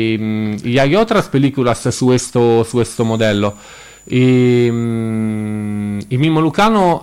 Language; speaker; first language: Spanish; non-native, learner; Italian